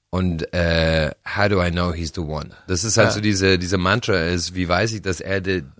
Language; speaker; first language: German; non-native, fluent; English